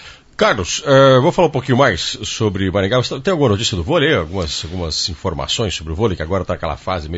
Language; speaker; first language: Portuguese; native; Portuguese